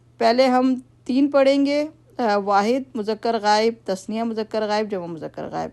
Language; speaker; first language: Urdu; native; Urdu